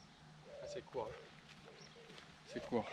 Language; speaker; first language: French; native; French